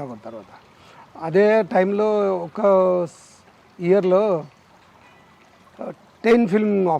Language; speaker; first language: Telugu; non-native, learner; Marathi